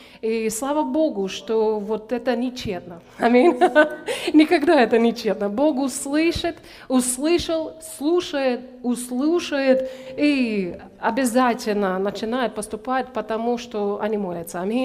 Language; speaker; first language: Russian; non-native, learner; English